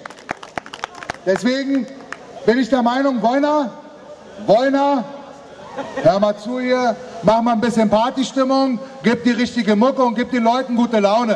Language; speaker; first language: German; early bilingual, other home language; Arabic